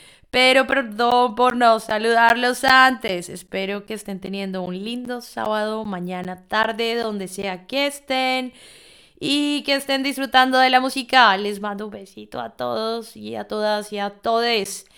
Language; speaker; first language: Spanish; native; Spanish